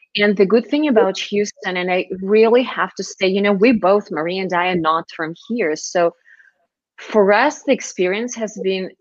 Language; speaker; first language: English; non-native, fluent; Russian